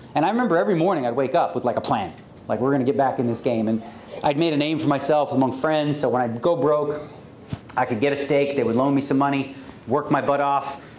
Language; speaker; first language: English; native; English